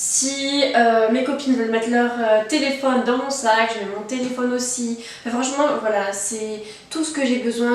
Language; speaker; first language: French; native; French